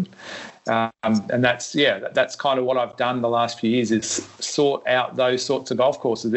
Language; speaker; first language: English; native; English